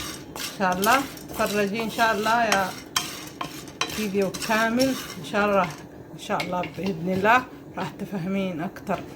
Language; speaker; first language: Arabic; non-native, learner; Somali